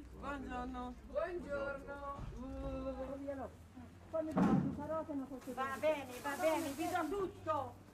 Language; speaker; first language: Italian; non-native, learner; German